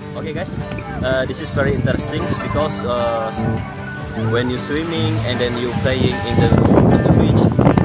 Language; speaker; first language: English; non-native, learner; Indonesian